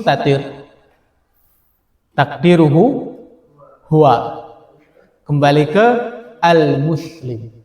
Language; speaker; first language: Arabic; non-native, fluent; Indonesian